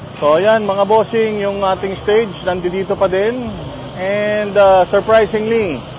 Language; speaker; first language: Filipino; native; Filipino